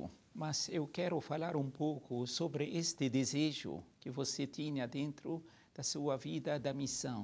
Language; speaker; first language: Portuguese; non-native, fluent; Arabic